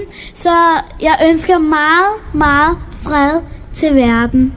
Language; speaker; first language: Danish; early bilingual, other home language; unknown